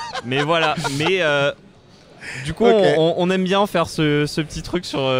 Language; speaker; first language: French; native; French